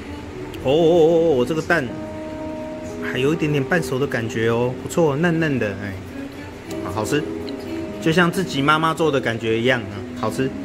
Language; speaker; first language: Chinese; native; Chinese